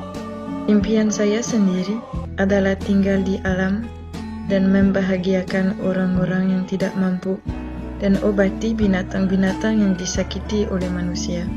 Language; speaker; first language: Indonesian; non-native, fluent; French